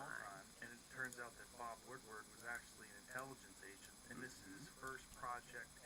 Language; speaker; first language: English; native; English